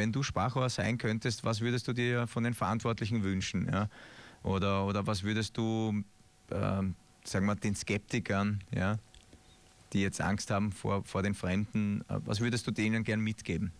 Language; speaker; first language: German; native; German